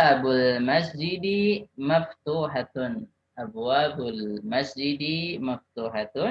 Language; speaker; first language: Arabic; non-native, fluent; Indonesian